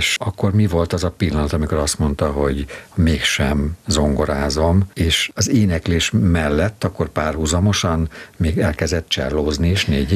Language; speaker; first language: Hungarian; native; Hungarian